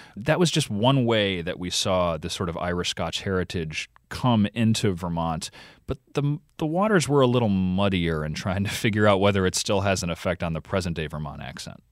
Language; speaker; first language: English; native; English